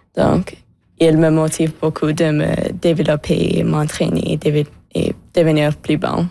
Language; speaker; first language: French; non-native, local second language; English